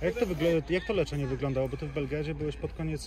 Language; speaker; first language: Polish; native; Polish